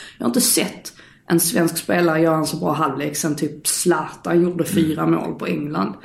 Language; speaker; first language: Swedish; native; Swedish